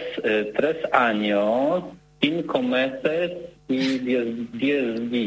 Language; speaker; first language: Spanish; non-native, learner; Polish